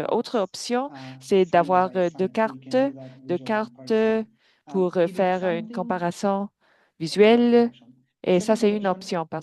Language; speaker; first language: French; non-native, fluent; English